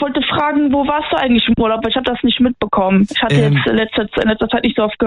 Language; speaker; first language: German; native; German